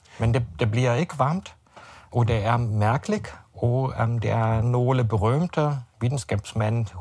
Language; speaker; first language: Danish; non-native, fluent; German